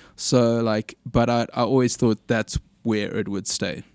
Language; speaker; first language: English; native; English